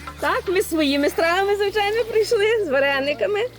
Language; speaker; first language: Ukrainian; native; Ukrainian